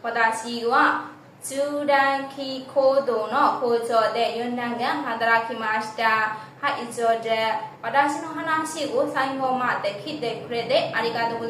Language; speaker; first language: Japanese; non-native, learner; Burmese